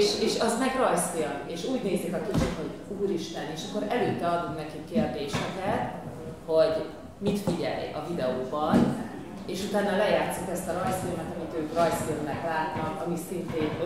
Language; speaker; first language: Hungarian; early bilingual, heritage; Hungarian